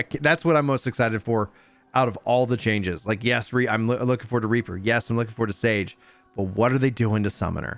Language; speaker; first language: English; native; English